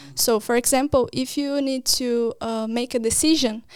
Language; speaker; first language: English; non-native, fluent; Portuguese